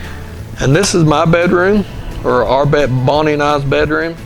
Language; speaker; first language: English; native; English